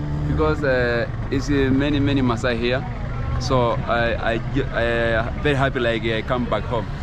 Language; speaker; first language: English; non-native, learner; Masai